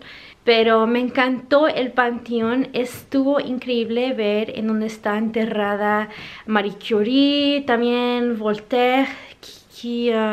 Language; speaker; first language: Spanish; early bilingual, heritage; English